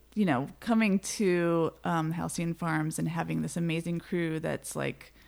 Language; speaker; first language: English; native; English